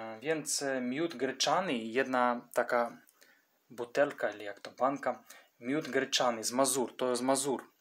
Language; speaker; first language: Polish; non-native, learner; Russian